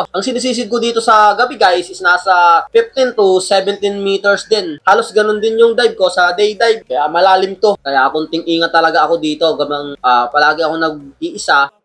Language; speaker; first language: Filipino; non-native, local second language; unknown